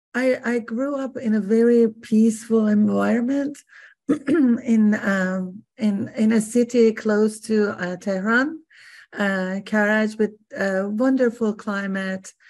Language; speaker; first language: English; non-native, fluent; Persian